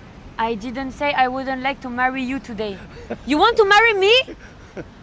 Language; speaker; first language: English; non-native, learner; French